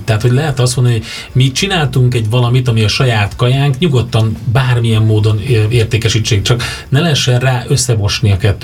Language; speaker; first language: Hungarian; native; Hungarian